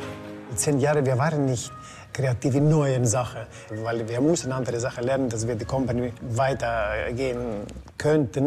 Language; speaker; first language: German; non-native, fluent; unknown